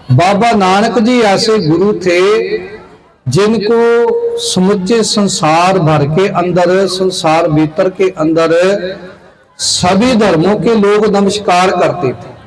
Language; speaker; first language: Urdu; non-native, local second language; Punjabi